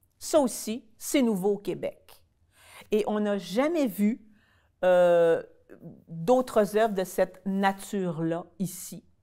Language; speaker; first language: French; native; French